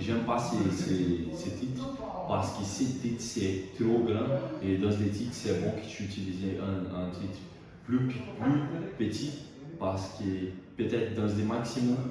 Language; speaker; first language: French; non-native, learner; Portuguese